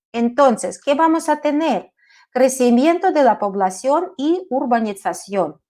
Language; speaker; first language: Spanish; non-native, fluent; Russian